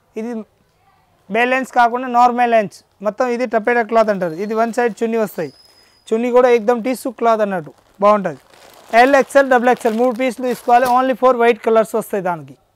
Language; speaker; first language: Telugu; native; Telugu